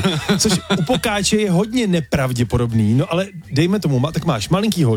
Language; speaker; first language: Czech; native; Czech